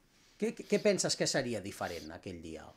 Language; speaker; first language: Catalan; native; Catalan